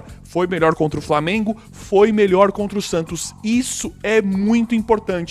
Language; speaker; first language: Portuguese; native; Portuguese